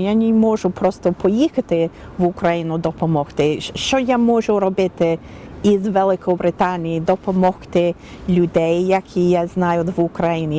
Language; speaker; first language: Ukrainian; non-native, learner; English